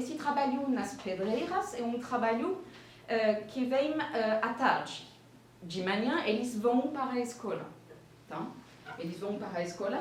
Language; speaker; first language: Portuguese; non-native, fluent; French